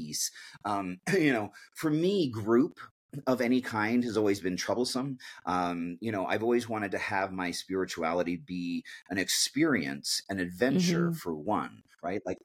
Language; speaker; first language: English; native; English